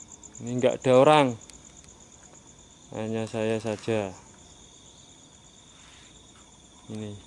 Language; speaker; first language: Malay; non-native, local second language; Javanese